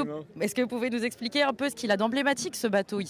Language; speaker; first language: French; native; French